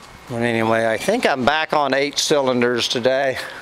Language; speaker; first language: English; native; English